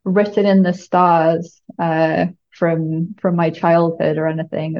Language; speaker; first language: English; native; English